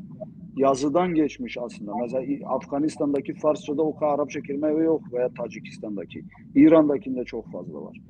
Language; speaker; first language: Turkish; non-native, local second language; Zaza